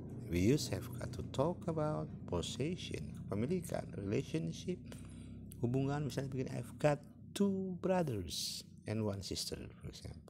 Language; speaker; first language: English; non-native, fluent; Indonesian